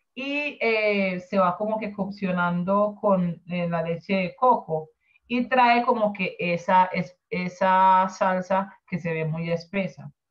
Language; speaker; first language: Spanish; non-native, fluent; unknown